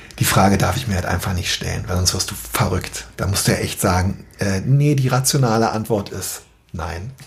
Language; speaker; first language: German; native; German